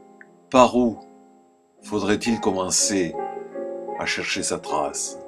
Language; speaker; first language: French; native; French